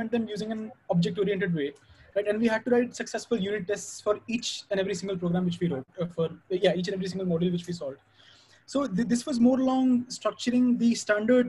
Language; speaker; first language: English; non-native, local second language; Hindi